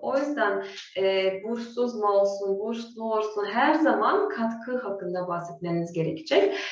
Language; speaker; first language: Turkish; non-native, fluent; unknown